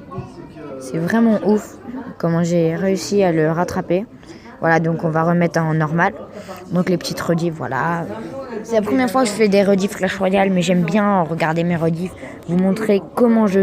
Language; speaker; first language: French; native; French